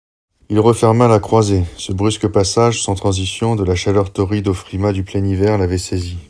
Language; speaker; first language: French; native; French